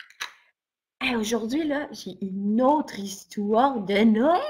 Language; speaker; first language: French; native; French